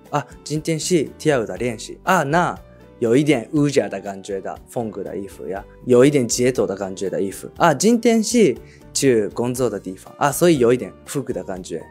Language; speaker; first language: Chinese; non-native, learner; Japanese